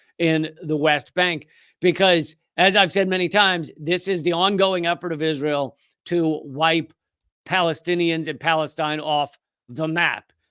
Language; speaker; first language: English; native; English